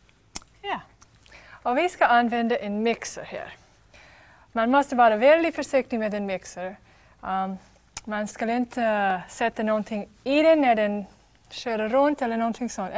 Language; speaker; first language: Swedish; non-native, fluent; English